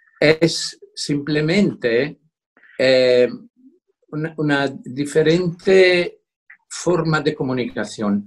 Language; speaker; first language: Spanish; non-native, fluent; Italian